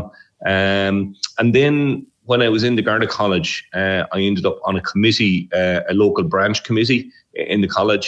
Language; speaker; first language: English; native; English